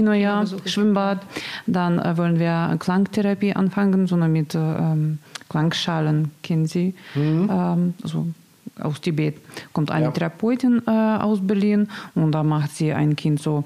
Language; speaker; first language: German; non-native, learner; Russian